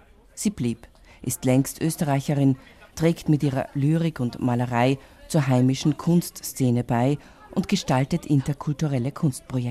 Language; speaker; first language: German; native; German